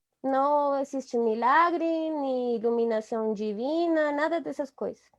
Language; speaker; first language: Portuguese; non-native, fluent; Spanish